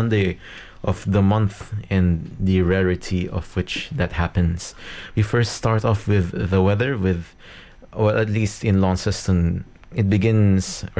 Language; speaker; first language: English; non-native, local second language; Filipino